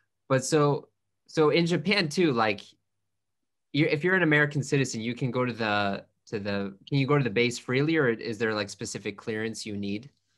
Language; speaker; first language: English; native; English